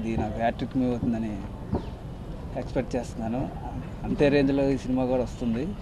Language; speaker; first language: Telugu; native; Telugu